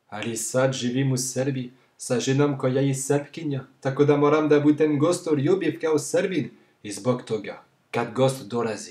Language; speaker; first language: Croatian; non-native, fluent; French